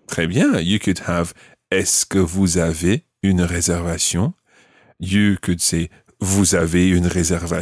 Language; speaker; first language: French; non-native, fluent; English